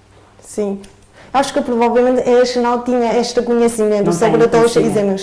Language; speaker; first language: Portuguese; non-native, fluent; Chinese